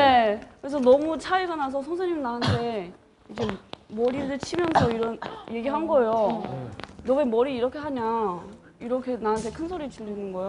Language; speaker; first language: Korean; non-native, fluent; Chinese